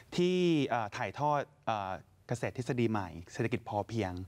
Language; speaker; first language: Thai; native; Thai